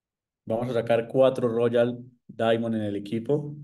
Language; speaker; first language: Spanish; native; Spanish